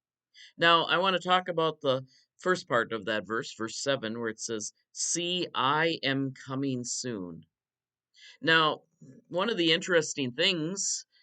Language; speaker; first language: English; native; English